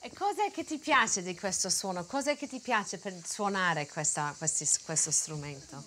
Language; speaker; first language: Italian; early bilingual, other home language; English